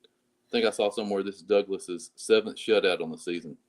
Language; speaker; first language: English; native; English